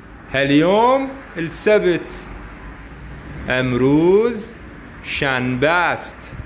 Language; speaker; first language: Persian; non-native, fluent; Arabic